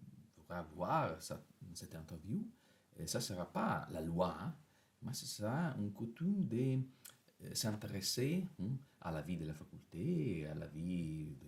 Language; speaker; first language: French; non-native, fluent; Italian